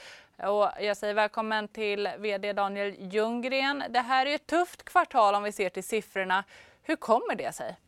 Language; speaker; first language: Swedish; native; Swedish